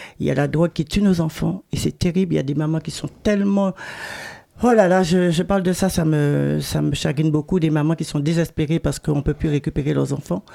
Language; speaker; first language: French; native; French